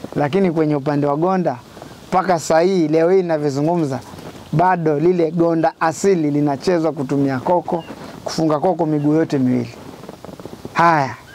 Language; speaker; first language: Swahili; non-native, local second language; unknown